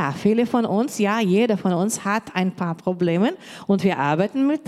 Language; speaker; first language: German; non-native, learner; Portuguese